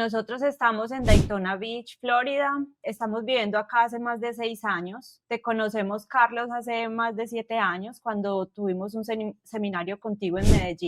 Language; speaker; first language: Spanish; native; Spanish